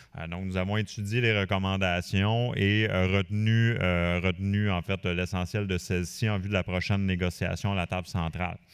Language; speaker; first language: French; native; French